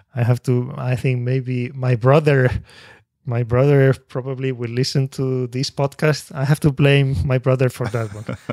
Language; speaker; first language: English; non-native, fluent; Spanish